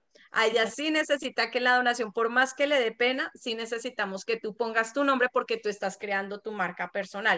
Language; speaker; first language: Spanish; native; Spanish